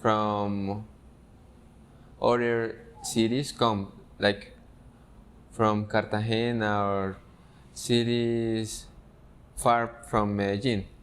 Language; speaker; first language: English; non-native, fluent; Spanish